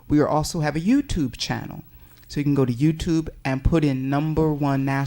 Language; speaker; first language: English; native; English